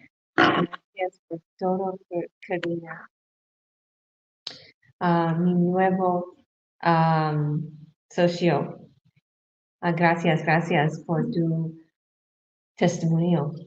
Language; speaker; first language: Spanish; non-native, learner; English